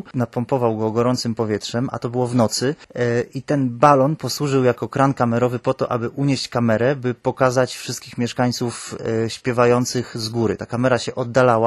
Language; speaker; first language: Polish; native; Polish